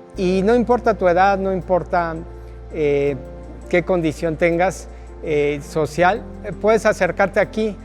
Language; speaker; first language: Spanish; native; Spanish